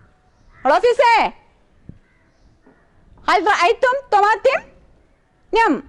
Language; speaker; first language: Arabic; non-native, fluent; Malayalam